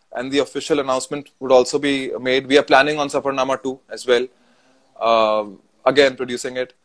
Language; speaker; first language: English; non-native, local second language; Hindi